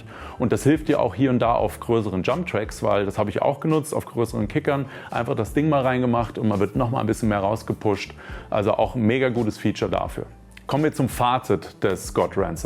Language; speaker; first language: German; native; German